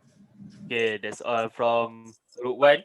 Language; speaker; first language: English; non-native, local second language; Malay